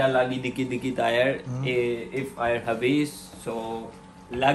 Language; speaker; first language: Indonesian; non-native, learner; Urdu